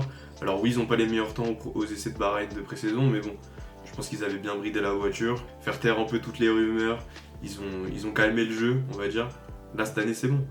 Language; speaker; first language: French; native; French